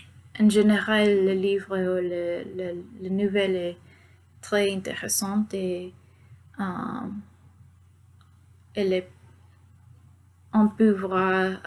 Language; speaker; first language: French; non-native, learner; Spanish